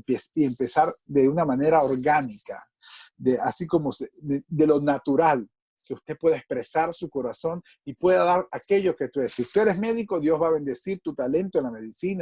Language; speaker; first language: Spanish; native; Spanish